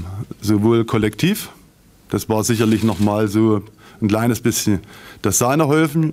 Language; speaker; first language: German; native; German